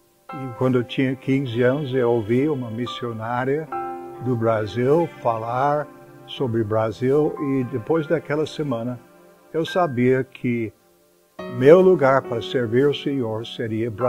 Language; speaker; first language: Portuguese; non-native, fluent; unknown